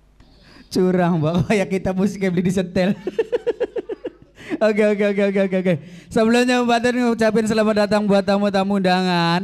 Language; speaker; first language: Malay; non-native, local second language; Javanese